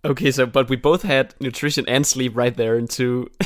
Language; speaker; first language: English; non-native, fluent; Danish